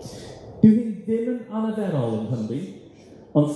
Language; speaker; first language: Welsh; non-native, fluent; English